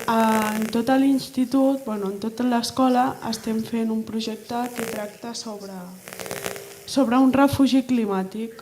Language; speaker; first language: Catalan; non-native, local second language; Spanish